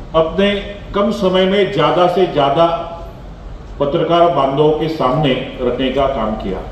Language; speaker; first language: Hindi; non-native, local second language; Marathi